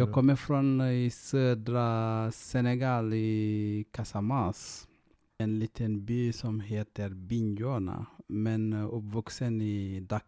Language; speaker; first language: Swedish; non-native, fluent; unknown